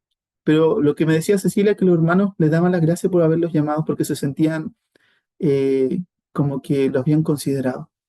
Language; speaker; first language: Spanish; native; Spanish